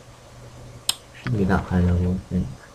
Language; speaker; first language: English; native; English